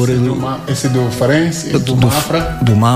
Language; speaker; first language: Portuguese; non-native, learner; Yoruba